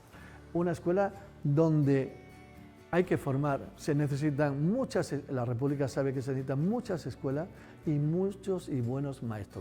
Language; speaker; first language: Spanish; native; Spanish